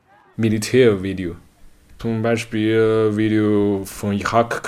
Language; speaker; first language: German; non-native, learner; Chinese